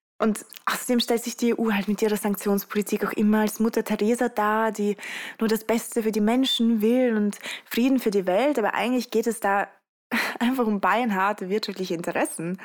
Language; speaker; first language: German; early bilingual, other home language; Russian